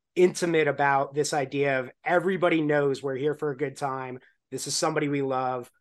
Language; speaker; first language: English; native; English